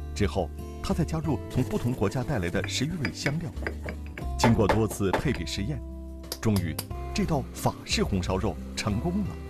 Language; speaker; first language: Chinese; native; Chinese